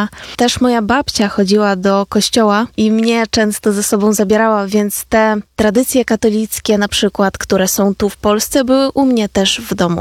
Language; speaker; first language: Polish; non-native, fluent; Ukrainian